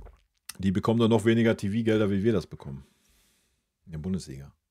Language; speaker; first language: German; native; German